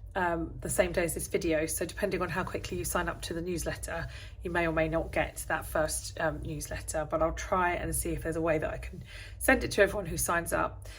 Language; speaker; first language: English; native; English